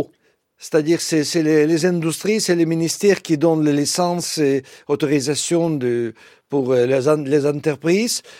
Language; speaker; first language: French; non-native, fluent; Russian